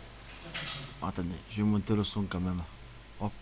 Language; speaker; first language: French; native; French